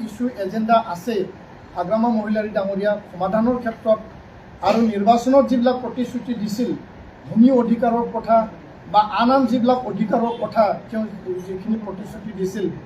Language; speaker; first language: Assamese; non-native, local second language; Bodo